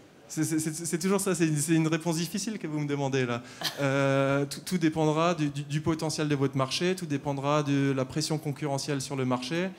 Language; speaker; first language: French; native; French